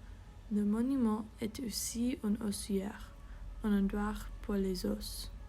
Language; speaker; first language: French; non-native, fluent; English